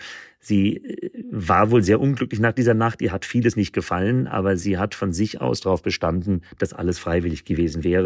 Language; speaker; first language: German; native; German